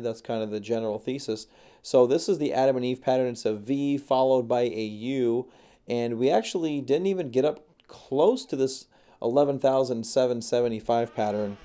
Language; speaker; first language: English; native; English